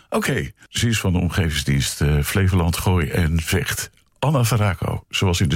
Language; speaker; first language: Dutch; native; Dutch